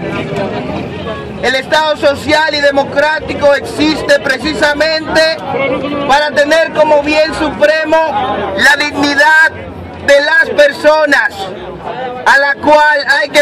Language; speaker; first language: Spanish; native; Spanish